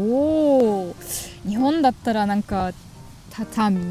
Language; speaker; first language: Japanese; non-native, learner; German